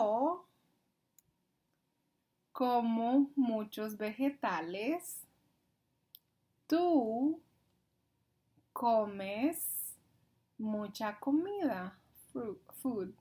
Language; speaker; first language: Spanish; non-native, learner; English